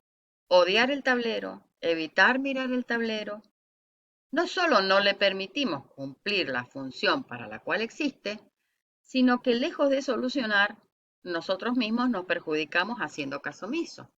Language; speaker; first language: Spanish; native; Spanish